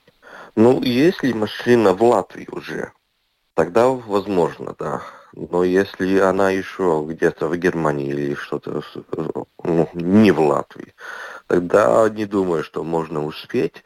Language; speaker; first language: Russian; non-native, local second language; Latvian